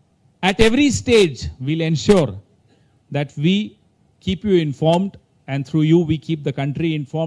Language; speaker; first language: English; non-native, local second language; Hindi